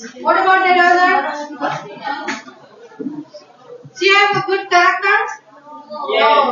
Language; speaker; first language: English; non-native, learner; Indonesian